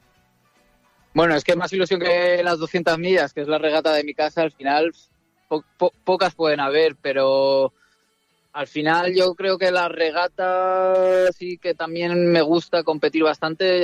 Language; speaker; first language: Spanish; native; Spanish